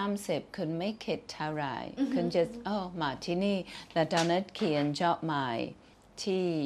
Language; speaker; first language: Thai; non-native, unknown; English